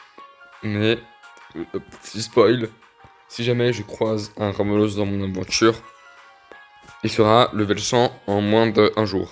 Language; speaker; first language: French; native; French